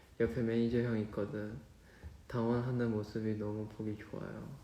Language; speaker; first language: Korean; non-native, fluent; Chinese